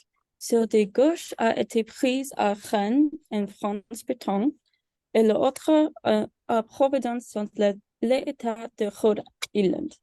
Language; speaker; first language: French; non-native, learner; English